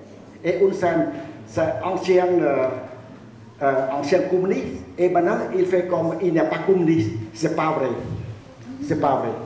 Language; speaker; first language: French; non-native, learner; Khmer